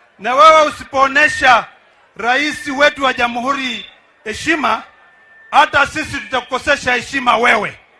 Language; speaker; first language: Swahili; non-native, local second language; Masai